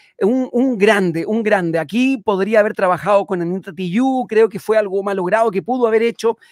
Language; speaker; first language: Spanish; native; Spanish